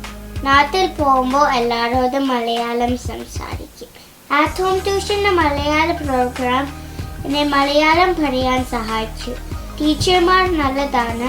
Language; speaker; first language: Malayalam; early bilingual, heritage; Malayalam